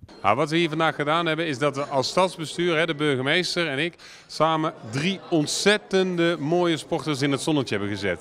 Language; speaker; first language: Dutch; native; Dutch